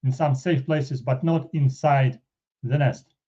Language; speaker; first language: English; non-native, fluent; Russian